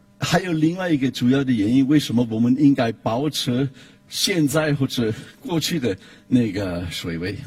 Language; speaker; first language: Chinese; non-native, fluent; German